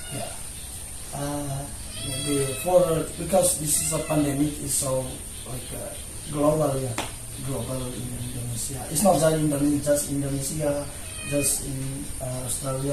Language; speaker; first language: English; non-native, learner; Indonesian